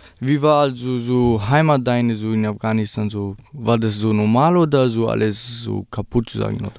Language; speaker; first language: German; non-native, learner; Albanian